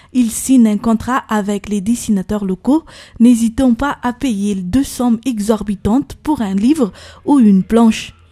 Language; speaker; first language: French; non-native, local second language; Malagasy